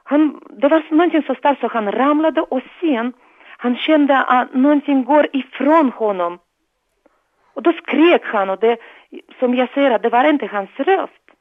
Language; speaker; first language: Swedish; non-native, learner; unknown